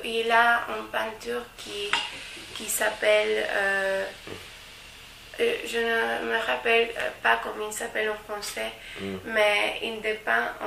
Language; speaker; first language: French; non-native, learner; Spanish